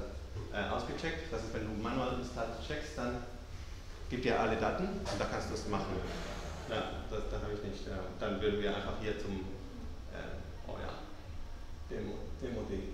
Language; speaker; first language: German; non-native, fluent; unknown